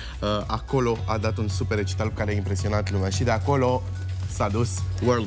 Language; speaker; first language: Romanian; native; Romanian